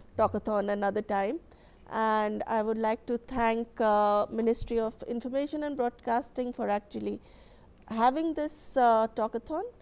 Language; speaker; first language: Hindi; native; Hindi